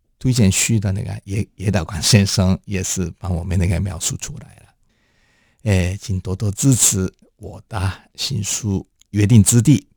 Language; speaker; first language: Chinese; non-native, fluent; Japanese